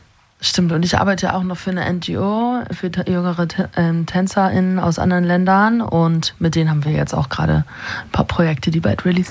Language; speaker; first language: German; native; German